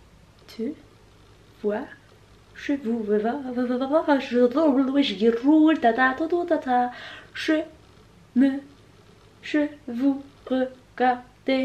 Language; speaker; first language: French; non-native, learner; Norwegian